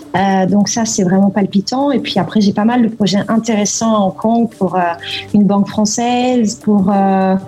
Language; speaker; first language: French; non-native, fluent; Portuguese